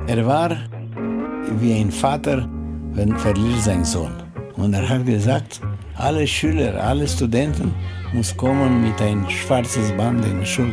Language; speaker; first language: German; non-native, learner; Romanian